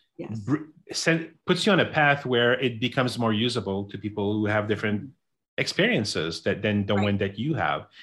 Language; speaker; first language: English; non-native, local second language; French